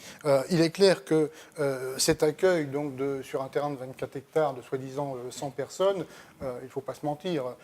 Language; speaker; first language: French; native; French